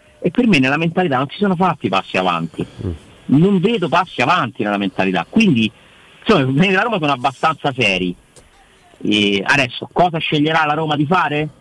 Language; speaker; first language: Italian; native; Italian